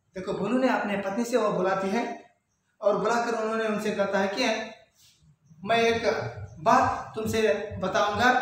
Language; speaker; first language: Hindi; non-native, local second language; Kannada